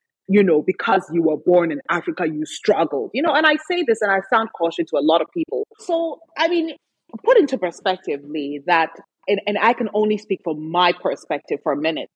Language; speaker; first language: English; non-native, local second language; Akan